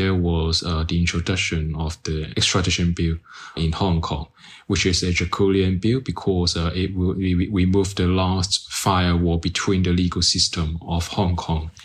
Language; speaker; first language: English; non-native, local second language; Cantonese